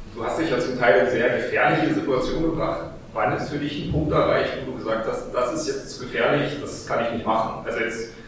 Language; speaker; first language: German; early bilingual, other home language; Russian